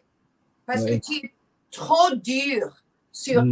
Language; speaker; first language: French; non-native, learner; English